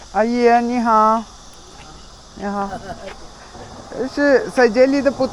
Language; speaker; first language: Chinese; non-native, learner; Malayalam